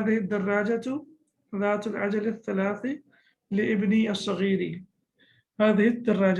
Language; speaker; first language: Arabic; non-native, fluent; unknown